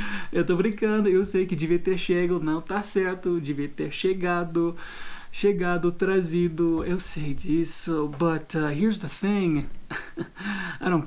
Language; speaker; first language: Portuguese; non-native, fluent; English